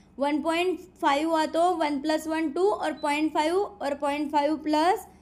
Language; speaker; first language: Hindi; non-native, local second language; Marathi